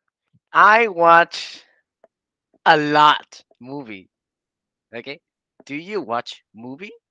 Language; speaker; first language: English; non-native, learner; Vietnamese